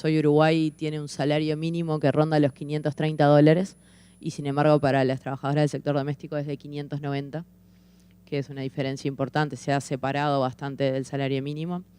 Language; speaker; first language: Spanish; native; Spanish